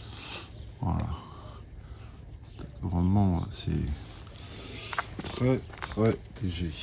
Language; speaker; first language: French; native; French